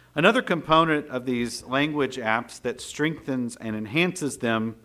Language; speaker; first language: English; native; English